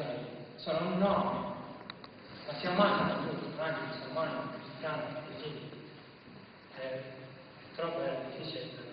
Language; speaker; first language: Italian; non-native, learner; Kurdish